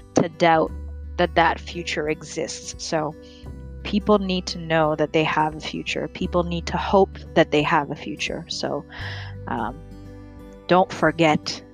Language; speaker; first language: English; early bilingual, other home language; Rundi